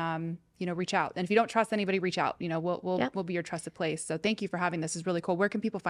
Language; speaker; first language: English; native; English